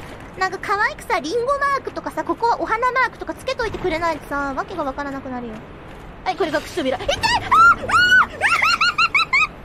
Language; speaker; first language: Japanese; native; Japanese